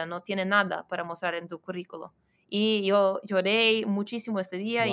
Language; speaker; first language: Spanish; non-native, fluent; Portuguese